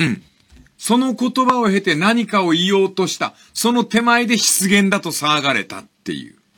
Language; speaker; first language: Japanese; native; Japanese